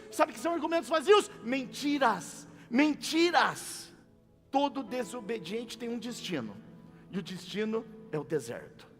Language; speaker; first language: Portuguese; native; Portuguese